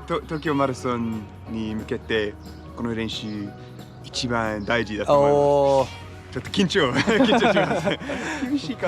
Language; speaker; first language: Japanese; non-native, learner; English